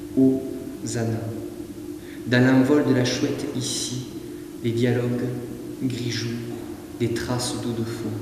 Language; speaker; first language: French; native; French